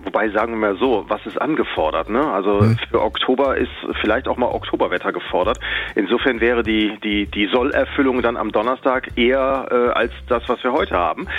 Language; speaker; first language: German; native; German